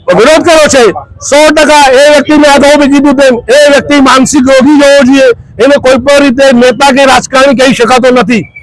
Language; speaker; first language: Gujarati; non-native, local second language; Sindhi